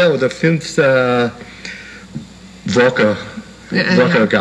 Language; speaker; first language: German; non-native, learner; English